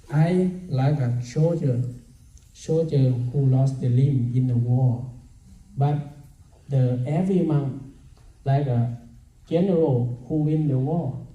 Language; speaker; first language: English; non-native, learner; Thai